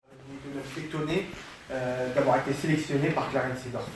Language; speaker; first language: French; native; French